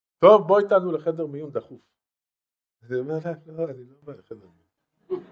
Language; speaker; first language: Hebrew; non-native, fluent; French